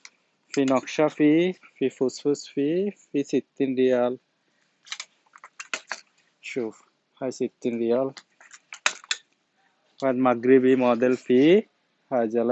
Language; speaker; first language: Arabic; non-native, learner; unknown